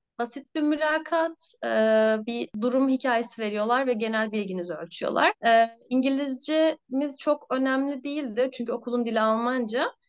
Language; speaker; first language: Turkish; native; Turkish